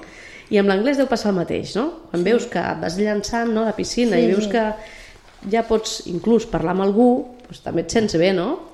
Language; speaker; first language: Catalan; native; Catalan